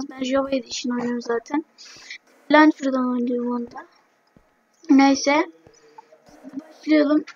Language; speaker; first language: Turkish; native; Turkish